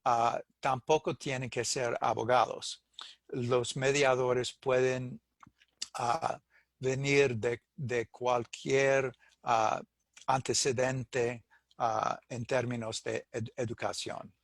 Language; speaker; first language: Spanish; non-native, fluent; English